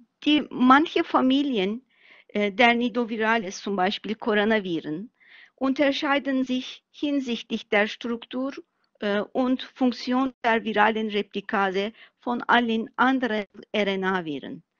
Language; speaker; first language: German; non-native, fluent; Turkish